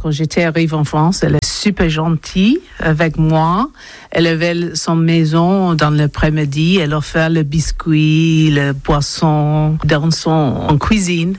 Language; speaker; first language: French; non-native, learner; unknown